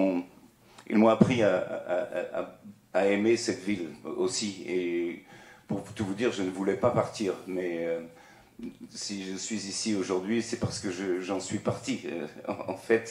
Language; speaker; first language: French; native; French